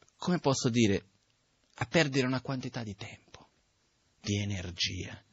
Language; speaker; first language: Italian; non-native, fluent; Portuguese